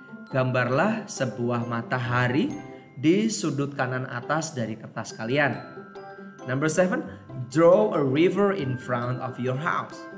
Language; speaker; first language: English; non-native, fluent; Indonesian